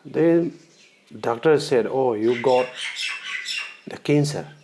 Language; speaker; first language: English; non-native, learner; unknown